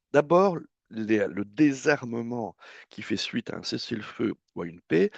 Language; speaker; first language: French; native; French